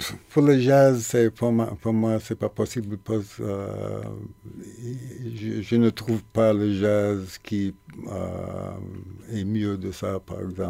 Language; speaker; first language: French; non-native, learner; English